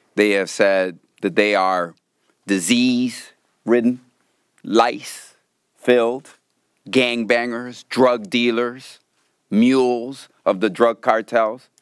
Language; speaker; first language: English; early bilingual, other home language; Spanish